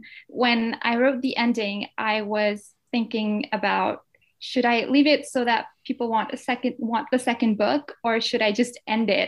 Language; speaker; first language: English; non-native, fluent; Danish